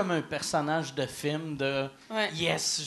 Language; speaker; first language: French; native; French